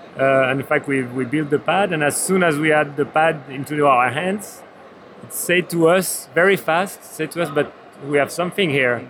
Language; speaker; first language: English; non-native, fluent; French